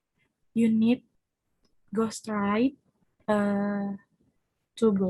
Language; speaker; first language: English; non-native, learner; Indonesian